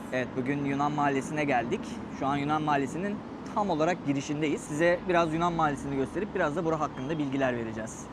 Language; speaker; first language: Turkish; native; Turkish